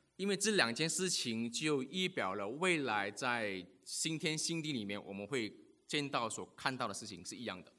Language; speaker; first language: Chinese; non-native, local second language; Cantonese